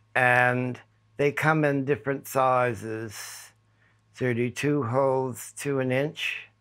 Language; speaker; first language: English; native; English